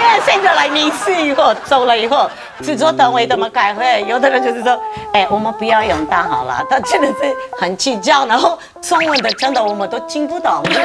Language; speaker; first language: Chinese; non-native, learner; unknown